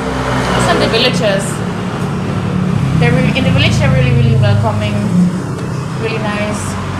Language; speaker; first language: English; non-native, fluent; Swiss German